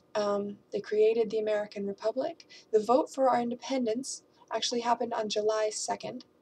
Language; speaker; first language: English; native; English